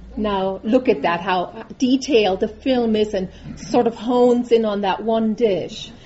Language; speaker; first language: English; non-native, fluent; German